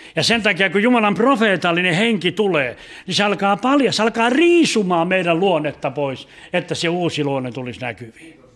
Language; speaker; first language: Finnish; native; Finnish